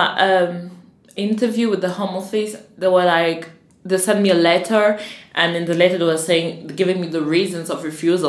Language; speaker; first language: English; native; English